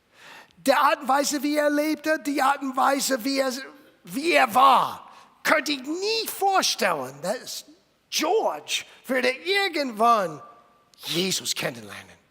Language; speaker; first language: German; non-native, fluent; English